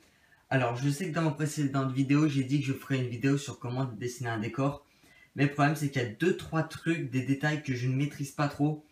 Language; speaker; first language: French; native; French